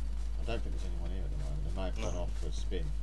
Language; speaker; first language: English; native; English